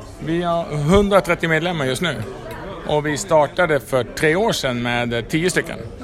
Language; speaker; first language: Swedish; non-native, fluent; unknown